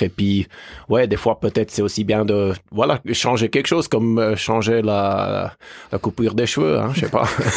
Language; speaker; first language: French; native; French